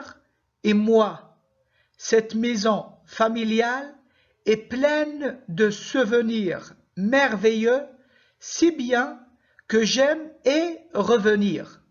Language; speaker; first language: French; non-native, local second language; Arabic